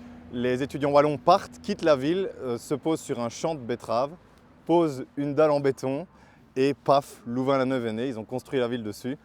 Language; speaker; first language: French; native; French